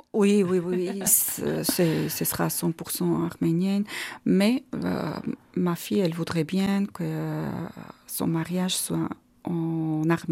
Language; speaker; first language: French; non-native, fluent; Armenian